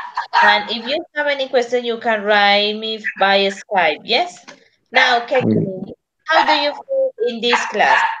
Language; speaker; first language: English; non-native, learner; Spanish